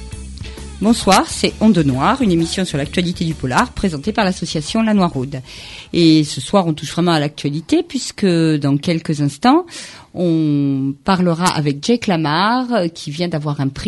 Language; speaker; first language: French; native; French